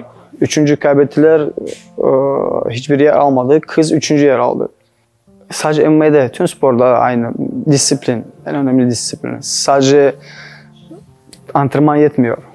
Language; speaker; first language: Turkish; non-native, learner; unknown